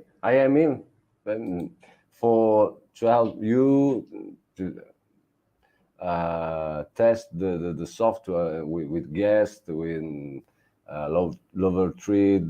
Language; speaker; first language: English; non-native, learner; Italian